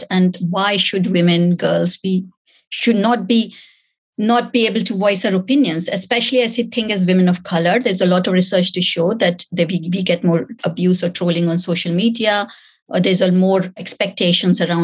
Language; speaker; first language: English; non-native, local second language; Hindi